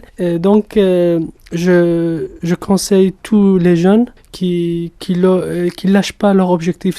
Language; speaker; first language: French; non-native, fluent; Kurdish